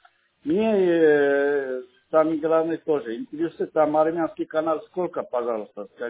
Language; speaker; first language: Russian; non-native, local second language; Armenian